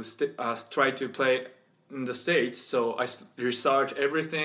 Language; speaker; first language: English; non-native, learner; Japanese